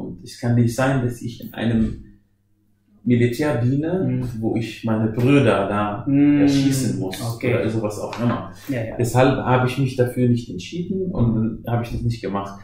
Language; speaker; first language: German; non-native, fluent; Arabic